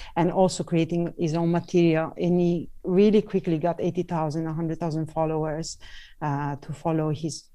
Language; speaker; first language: English; non-native, fluent; Italian